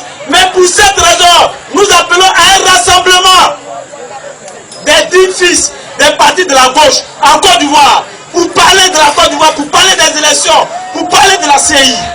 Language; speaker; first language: French; non-native, local second language; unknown